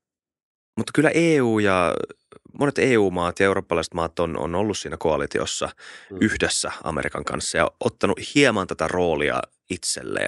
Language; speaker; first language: Finnish; native; Finnish